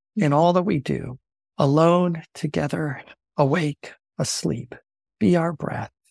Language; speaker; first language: English; native; English